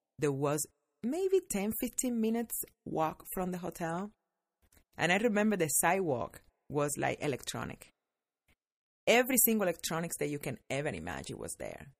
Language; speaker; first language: English; non-native, fluent; Spanish